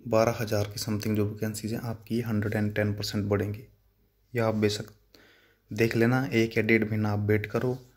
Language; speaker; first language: Hindi; native; Hindi